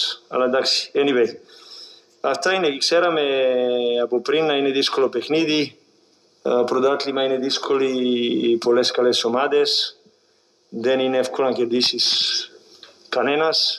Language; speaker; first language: Greek; non-native, fluent; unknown